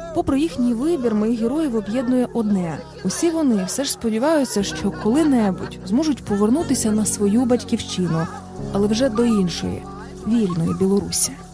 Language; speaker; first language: Ukrainian; native; Ukrainian